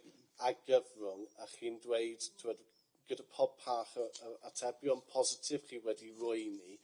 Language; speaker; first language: Welsh; non-native, fluent; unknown